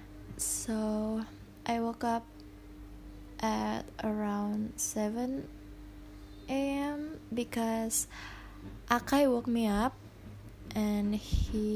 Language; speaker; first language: English; non-native, fluent; Indonesian